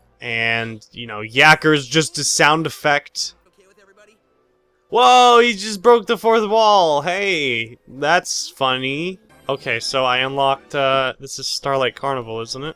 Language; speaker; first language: English; native; English